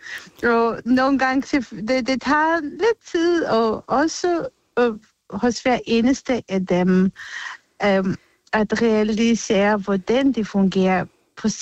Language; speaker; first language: Danish; non-native, fluent; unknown